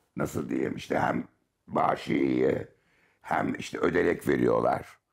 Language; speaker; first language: Turkish; native; Turkish